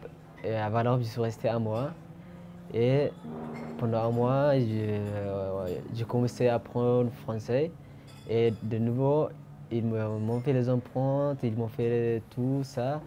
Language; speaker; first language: French; non-native, fluent; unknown